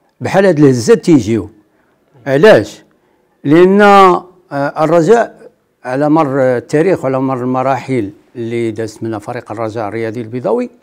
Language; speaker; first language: Arabic; native; Arabic